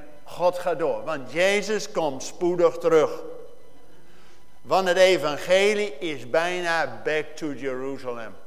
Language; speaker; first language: Dutch; native; Dutch